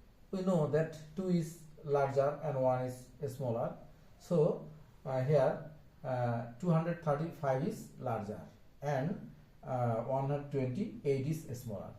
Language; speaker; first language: English; non-native, local second language; Bangla